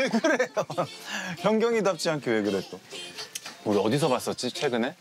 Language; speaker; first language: Korean; native; Korean